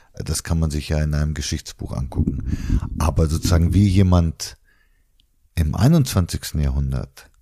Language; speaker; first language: German; non-native, fluent; Bulgarian